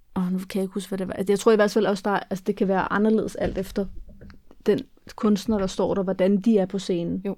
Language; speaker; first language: Danish; early bilingual, other home language; Kurdish